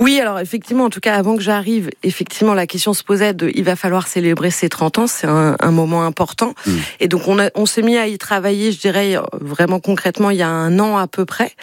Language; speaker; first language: French; native; French